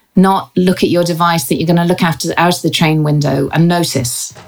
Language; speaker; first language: English; native; English